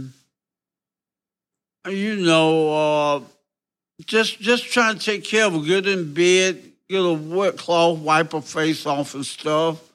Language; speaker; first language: English; native; English